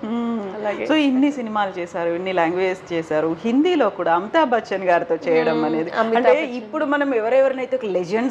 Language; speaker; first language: Telugu; native; Telugu